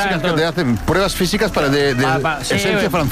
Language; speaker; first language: Spanish; native; Spanish